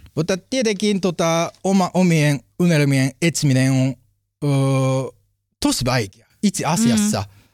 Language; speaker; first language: Finnish; non-native, fluent; Japanese